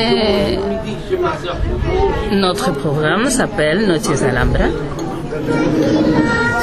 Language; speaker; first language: French; non-native, learner; Spanish